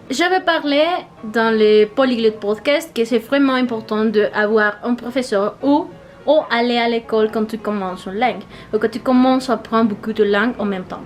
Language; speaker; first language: French; non-native, learner; Spanish